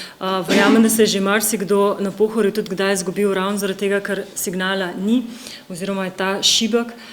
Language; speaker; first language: Slovenian; native; Slovenian